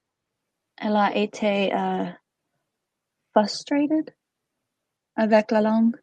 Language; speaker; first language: French; non-native, learner; English